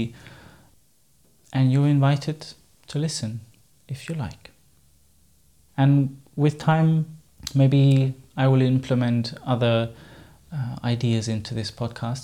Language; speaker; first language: English; non-native, fluent; German